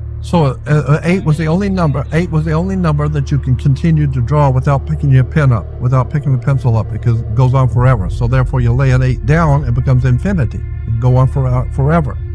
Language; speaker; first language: English; native; English